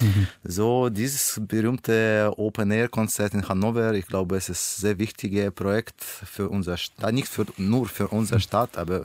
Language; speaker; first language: German; non-native, learner; Russian